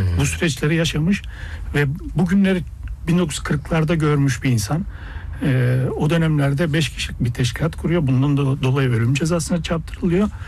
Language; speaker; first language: Turkish; early bilingual, heritage; Turkish